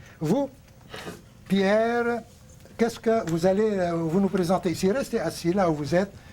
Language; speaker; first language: French; non-native, local second language; Arabic